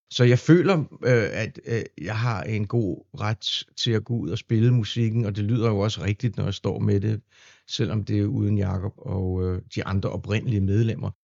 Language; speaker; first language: Danish; native; Danish